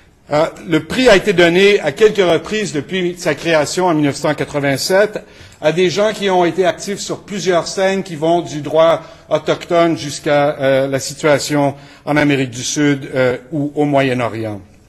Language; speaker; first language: French; native; French